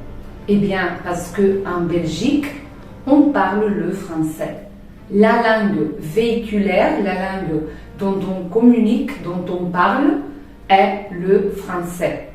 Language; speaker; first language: French; non-native, fluent; Spanish